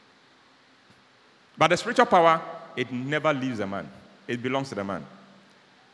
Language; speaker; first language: English; non-native, local second language; Akan